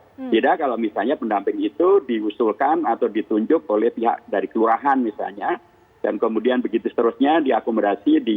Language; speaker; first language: Indonesian; native; Indonesian